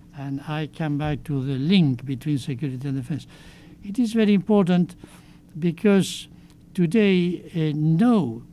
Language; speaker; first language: English; non-native, fluent; Spanish